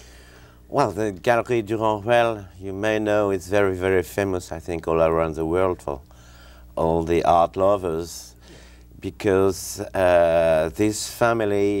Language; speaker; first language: English; non-native, fluent; French